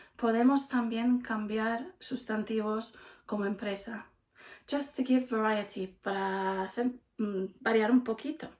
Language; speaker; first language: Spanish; non-native, fluent; English